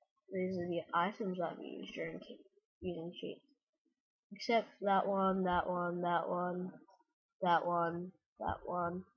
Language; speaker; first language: English; native; English